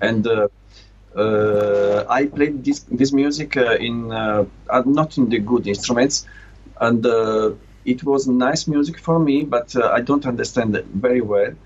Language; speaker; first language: English; non-native, learner; Italian